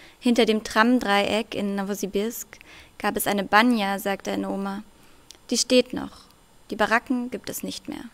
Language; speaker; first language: German; early bilingual, other home language; Russian